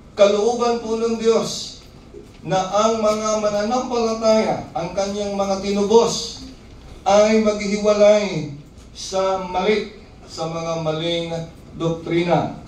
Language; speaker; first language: Filipino; non-native, local second language; Hiligaynon